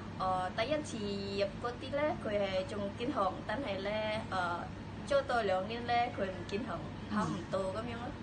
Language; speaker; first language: Cantonese; non-native, learner; Indonesian